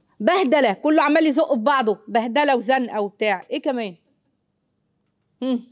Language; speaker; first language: Arabic; native; Arabic